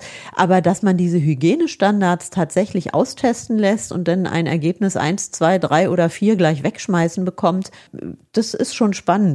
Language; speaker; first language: German; native; German